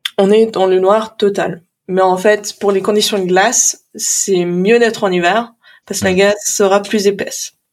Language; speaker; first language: French; early bilingual, other home language; English